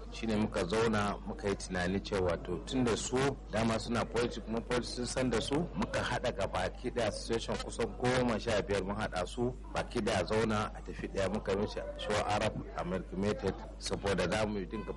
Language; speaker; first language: Hausa; non-native, local second language; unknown